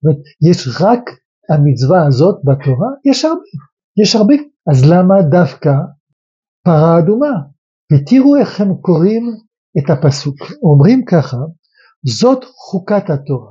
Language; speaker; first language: Hebrew; non-native, fluent; French